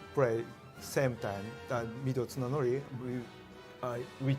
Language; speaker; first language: English; non-native, learner; Japanese